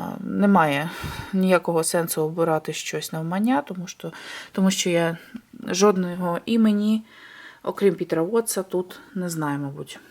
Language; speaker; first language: Ukrainian; native; Ukrainian